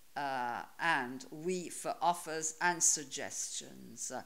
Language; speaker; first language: English; non-native, fluent; Italian